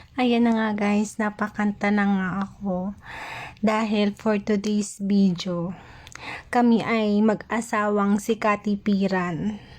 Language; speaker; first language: Filipino; native; Filipino